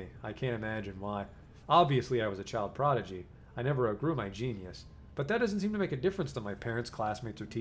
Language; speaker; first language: English; native; English